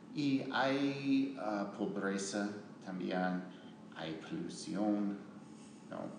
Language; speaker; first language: Spanish; non-native, learner; English